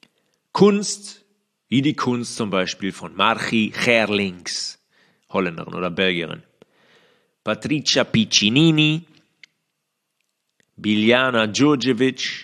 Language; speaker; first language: German; native; German